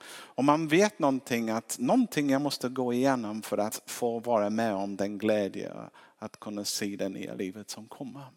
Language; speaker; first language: Swedish; non-native, fluent; English